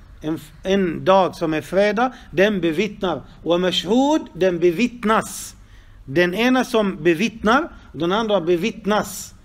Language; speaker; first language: Swedish; non-native, fluent; Arabic